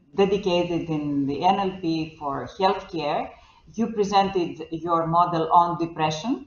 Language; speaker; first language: English; non-native, fluent; Greek